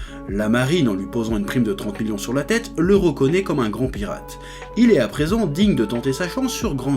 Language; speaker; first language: French; native; French